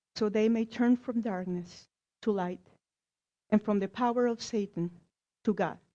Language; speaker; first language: English; non-native, fluent; Spanish